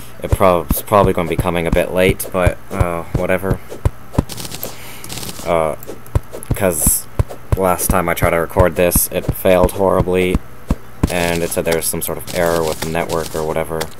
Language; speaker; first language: English; native; English